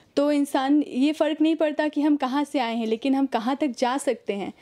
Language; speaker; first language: Hindi; native; Hindi